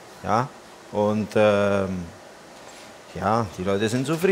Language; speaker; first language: German; non-native, learner; Italian